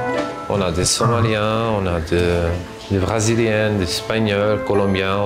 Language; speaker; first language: French; non-native, fluent; Portuguese